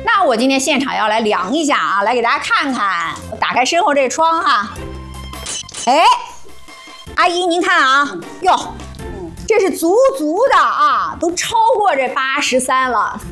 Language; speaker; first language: Chinese; native; Chinese